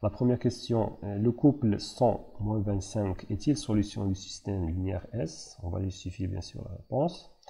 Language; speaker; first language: French; non-native, local second language; Arabic